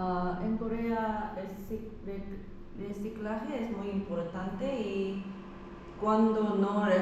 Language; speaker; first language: Spanish; non-native, learner; Korean